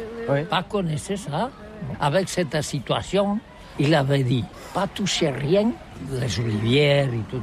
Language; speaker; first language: French; non-native, learner; Catalan